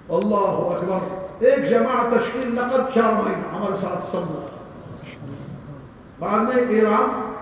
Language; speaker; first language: Urdu; non-native, learner; Arabic